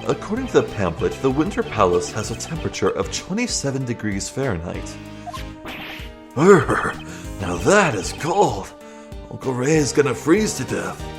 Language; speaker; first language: English; native; English